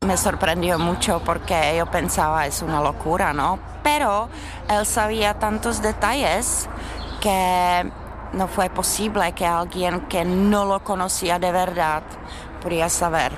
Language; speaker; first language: Spanish; non-native, fluent; Czech